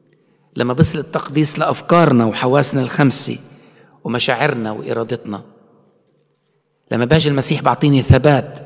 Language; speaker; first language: Arabic; native; Arabic